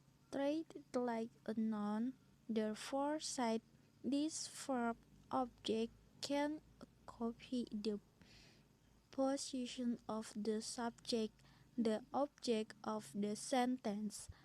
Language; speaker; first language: English; non-native, learner; Indonesian